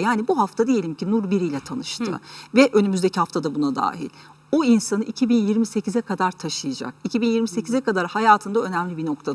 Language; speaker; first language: Turkish; native; Turkish